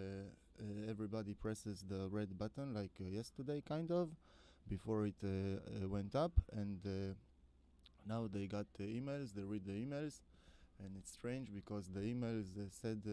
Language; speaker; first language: English; non-native, fluent; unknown